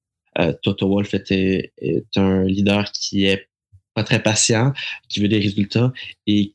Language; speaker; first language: French; native; French